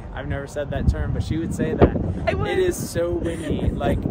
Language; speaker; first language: English; native; English